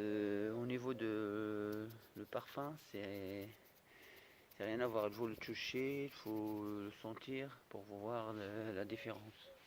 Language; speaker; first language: French; non-native, fluent; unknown